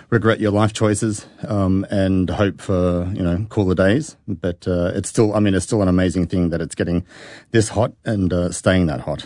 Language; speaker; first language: English; native; English